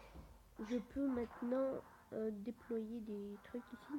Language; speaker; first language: French; native; French